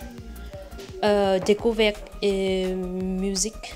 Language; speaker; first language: French; non-native, fluent; Vietnamese